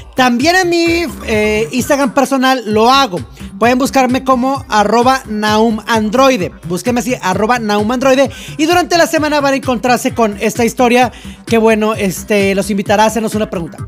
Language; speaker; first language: Spanish; native; Spanish